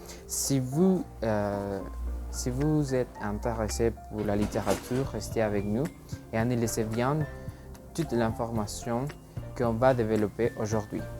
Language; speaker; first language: French; non-native, learner; Spanish